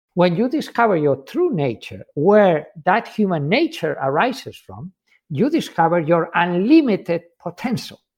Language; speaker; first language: English; non-native, fluent; Spanish